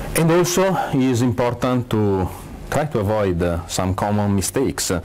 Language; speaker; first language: English; non-native, fluent; Italian